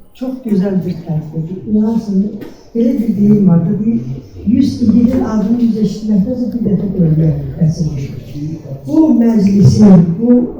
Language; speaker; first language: Azerbaijani; non-native, local second language; Lezghian